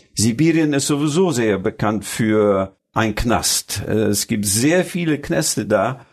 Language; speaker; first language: German; early bilingual, other home language; Russian